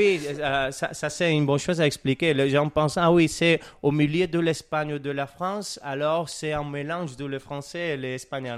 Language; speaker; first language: French; non-native, learner; Catalan